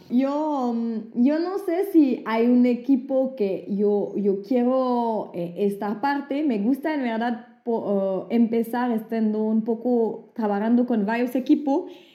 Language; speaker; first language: Spanish; non-native, fluent; French